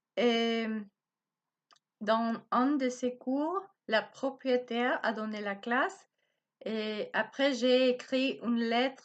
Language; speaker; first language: French; non-native, learner; Spanish